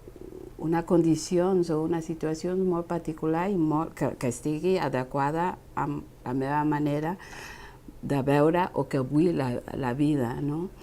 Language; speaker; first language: Catalan; non-native, fluent; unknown